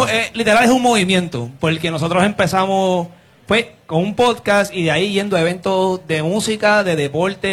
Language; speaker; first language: Spanish; native; Spanish